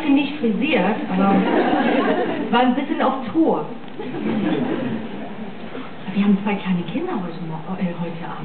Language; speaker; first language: German; non-native, fluent; English